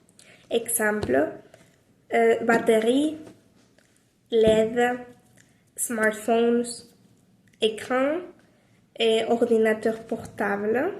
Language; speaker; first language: French; non-native, learner; Spanish